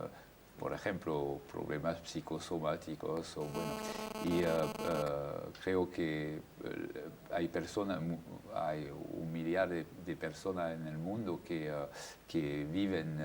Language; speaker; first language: Spanish; non-native, fluent; French